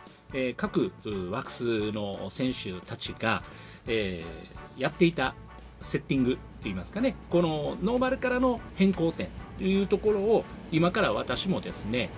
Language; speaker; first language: Japanese; native; Japanese